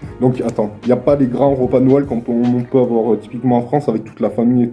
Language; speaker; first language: French; native; French